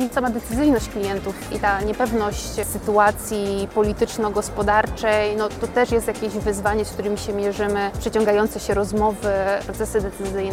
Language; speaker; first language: Polish; native; Polish